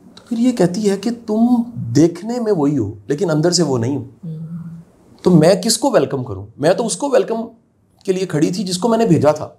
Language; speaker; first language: Urdu; non-native, local second language; Punjabi